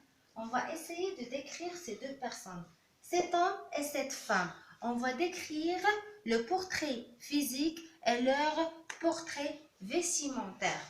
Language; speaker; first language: French; non-native, local second language; Arabic